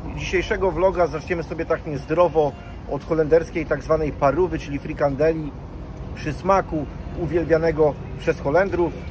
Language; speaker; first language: Polish; native; Polish